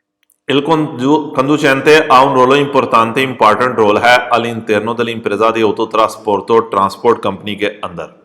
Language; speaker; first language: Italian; non-native, fluent; Urdu